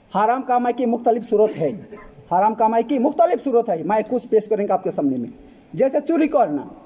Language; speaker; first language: Hindi; non-native, fluent; Bangla